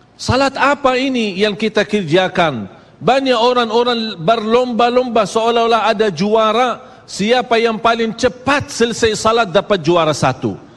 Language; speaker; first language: Malay; native; Malay